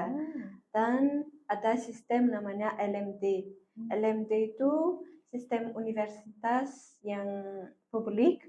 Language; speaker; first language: Indonesian; non-native, fluent; Malagasy